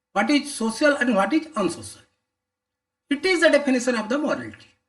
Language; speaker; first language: English; non-native, local second language; Hindi